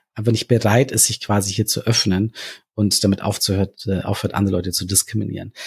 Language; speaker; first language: German; native; German